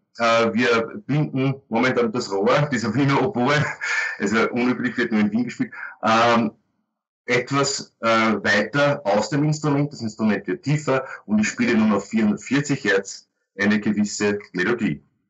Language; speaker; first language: German; native; German